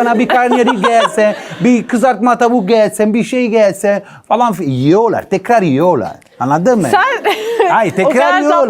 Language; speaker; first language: Turkish; non-native, fluent; Italian